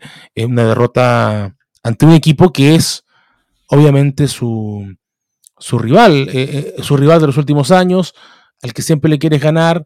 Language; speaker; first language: Spanish; native; Spanish